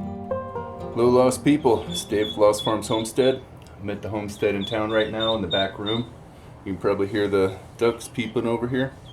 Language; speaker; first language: English; native; English